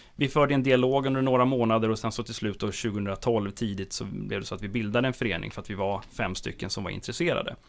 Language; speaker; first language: Swedish; native; Swedish